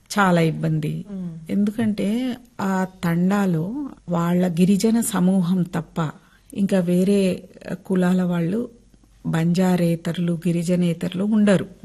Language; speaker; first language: Telugu; non-native, local second language; Lambadi